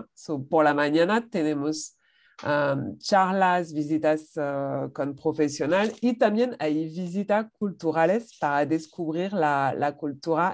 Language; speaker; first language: Spanish; non-native, fluent; French